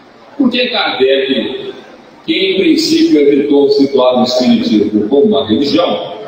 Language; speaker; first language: Portuguese; native; Portuguese